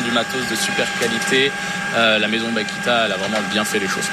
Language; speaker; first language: French; native; French